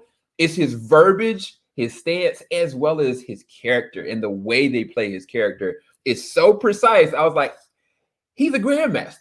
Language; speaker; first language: English; native; English